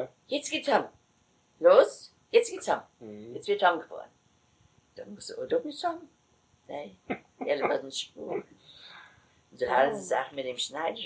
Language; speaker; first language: German; native; German